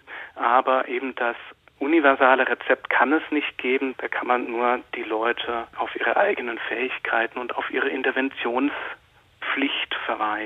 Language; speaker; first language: German; native; German